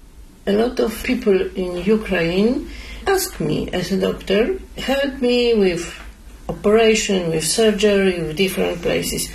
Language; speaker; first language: English; non-native, learner; Polish